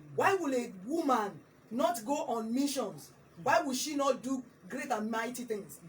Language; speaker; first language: English; non-native, local second language; Yoruba